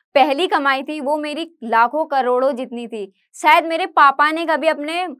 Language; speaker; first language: Hindi; native; Hindi